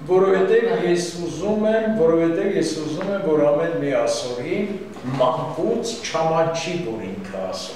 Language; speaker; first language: Armenian; non-native, local second language; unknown